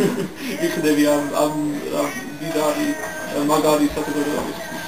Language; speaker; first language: Georgian; non-native, learner; English